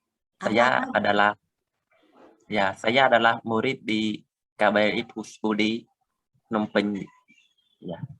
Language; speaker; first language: Indonesian; non-native, learner; Khmer